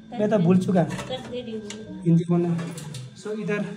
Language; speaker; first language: Hindi; non-native, learner; Nepali